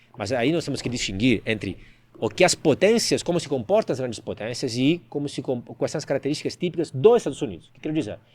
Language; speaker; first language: Portuguese; non-native, fluent; Italian